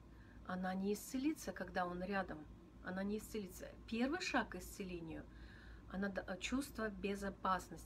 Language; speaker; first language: Russian; native; Russian